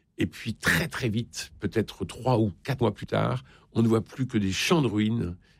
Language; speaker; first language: French; native; French